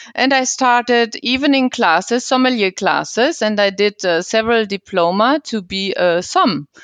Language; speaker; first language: English; non-native, fluent; German